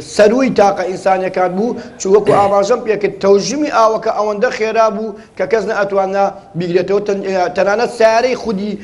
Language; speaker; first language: Central Kurdish; native; Central Kurdish